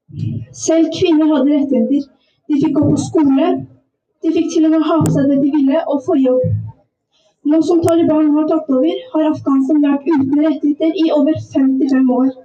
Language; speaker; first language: Norwegian; early bilingual, other home language; Persian